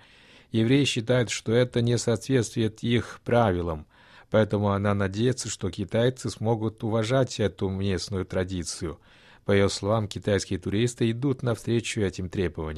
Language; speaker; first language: Russian; non-native, fluent; Chinese